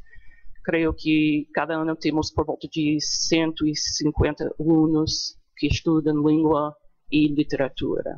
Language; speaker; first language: Portuguese; non-native, fluent; English